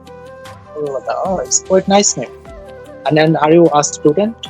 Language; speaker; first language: English; non-native, learner; Bangla